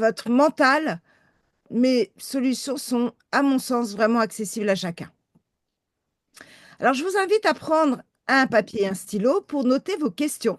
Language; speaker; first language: French; native; French